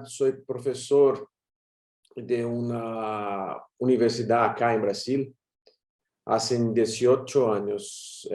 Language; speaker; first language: Spanish; non-native, learner; Portuguese